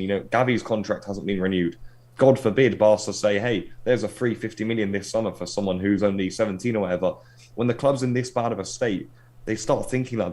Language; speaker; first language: English; native; English